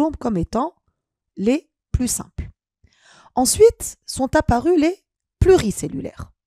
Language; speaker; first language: French; non-native, local second language; Arabic